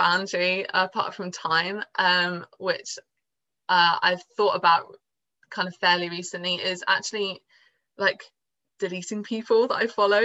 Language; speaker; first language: English; native; English